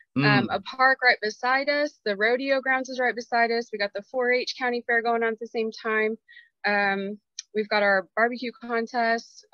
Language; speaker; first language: English; native; English